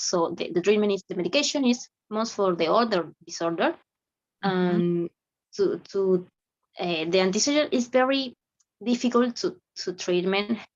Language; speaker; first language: English; non-native, learner; Spanish